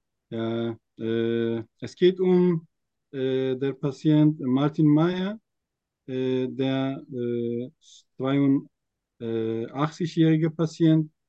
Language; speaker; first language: German; non-native, fluent; Turkish